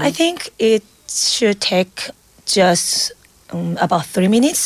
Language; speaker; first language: English; non-native, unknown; Korean